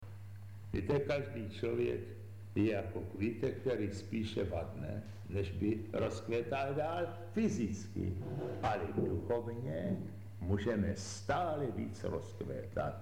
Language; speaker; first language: Czech; native; Czech